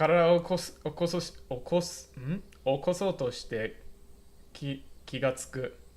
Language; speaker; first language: Japanese; non-native, fluent; English